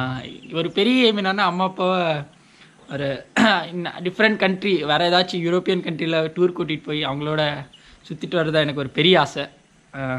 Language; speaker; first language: Tamil; non-native, local second language; Hindi